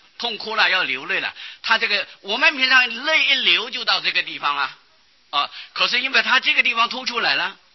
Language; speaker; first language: Chinese; non-native, local second language; Hakka Chinese